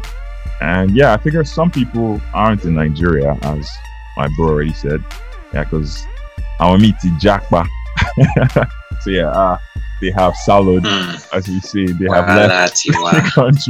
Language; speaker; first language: English; non-native, local second language; Yoruba